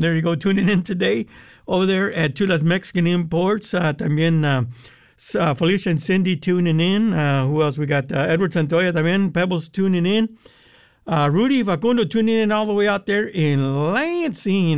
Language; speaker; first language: English; early bilingual, other home language; Spanish